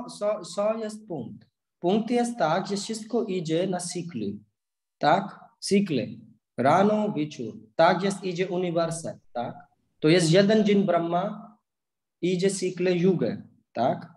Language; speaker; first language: Polish; non-native, learner; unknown